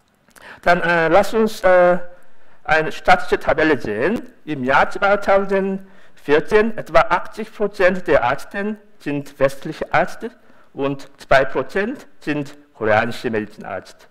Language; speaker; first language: German; non-native, fluent; Korean